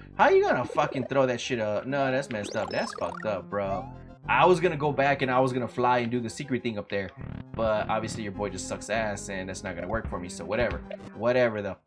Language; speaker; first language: English; early bilingual, other home language; Spanish